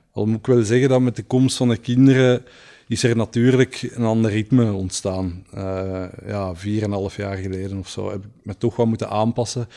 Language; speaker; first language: Dutch; native; Dutch